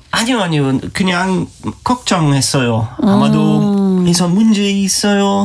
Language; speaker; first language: Korean; non-native, learner; German